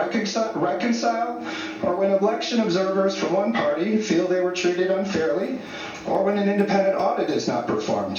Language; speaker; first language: English; native; English